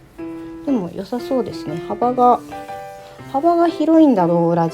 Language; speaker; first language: Japanese; native; Japanese